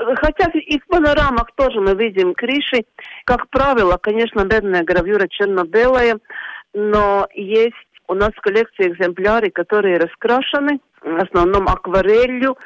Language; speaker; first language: Russian; non-native, local second language; Latvian